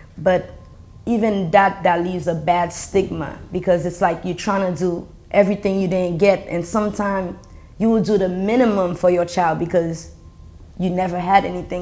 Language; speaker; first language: English; non-native, fluent; Haitian Creole